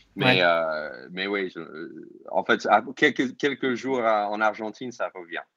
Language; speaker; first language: French; non-native, fluent; English